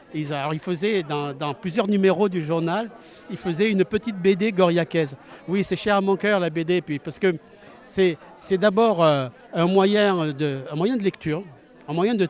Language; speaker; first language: French; native; French